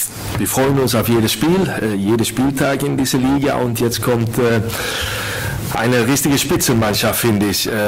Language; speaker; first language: German; non-native, fluent; Swedish